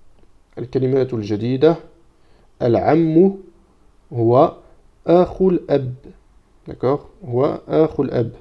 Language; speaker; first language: Arabic; non-native, fluent; French